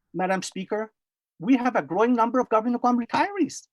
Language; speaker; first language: English; non-native, fluent; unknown